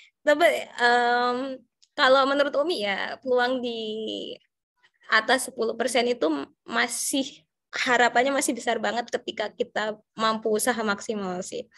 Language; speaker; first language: Indonesian; native; Indonesian